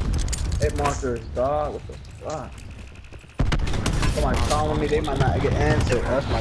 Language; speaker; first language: English; native; English